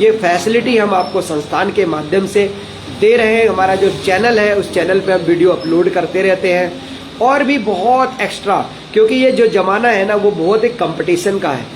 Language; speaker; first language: Hindi; native; Hindi